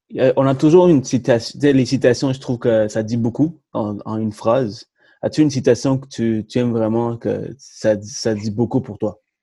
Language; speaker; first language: French; early bilingual, other home language; Tamil